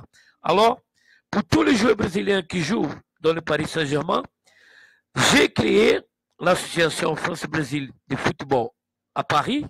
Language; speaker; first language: French; non-native, learner; Portuguese